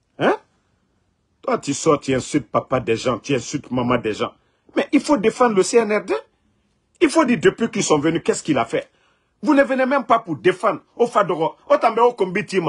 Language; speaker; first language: French; non-native, local second language; Mandingo